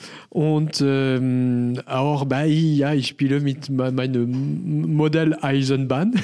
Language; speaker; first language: German; non-native, learner; French